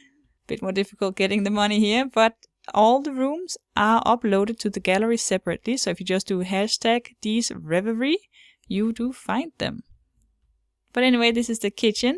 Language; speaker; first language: English; non-native, fluent; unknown